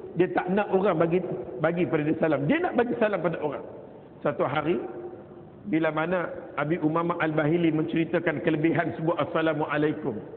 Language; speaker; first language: Malay; native; Malay